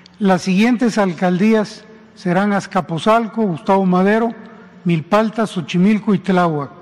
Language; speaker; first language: Spanish; native; Spanish